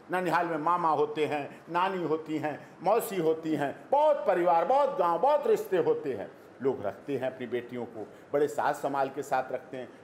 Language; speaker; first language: Hindi; native; Hindi